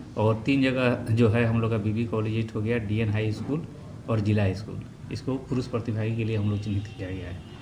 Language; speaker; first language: Hindi; native; Hindi